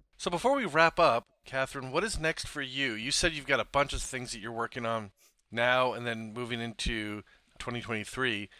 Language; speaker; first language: English; native; English